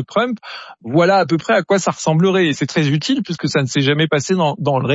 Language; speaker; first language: French; native; French